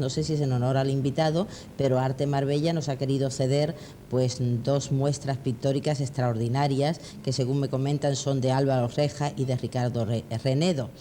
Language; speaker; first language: Spanish; native; Spanish